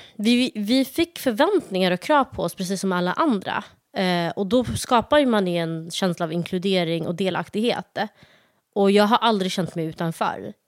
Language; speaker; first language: Swedish; early bilingual, other home language; Somali